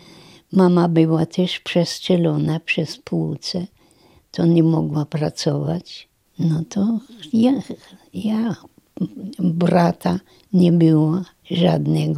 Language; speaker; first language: Polish; non-native, local second language; German